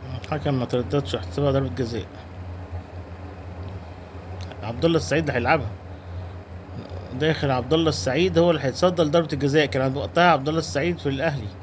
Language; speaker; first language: Arabic; native; Arabic